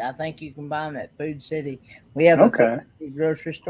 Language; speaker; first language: English; native; English